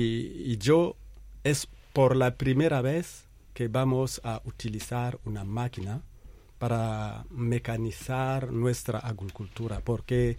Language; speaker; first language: Spanish; non-native, fluent; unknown